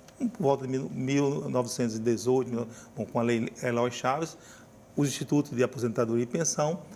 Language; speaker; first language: Portuguese; native; Portuguese